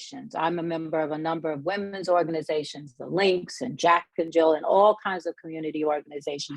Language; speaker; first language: English; native; English